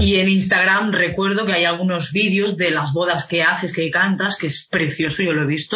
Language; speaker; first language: Spanish; native; Spanish